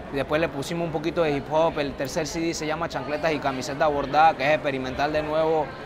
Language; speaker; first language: Spanish; native; Spanish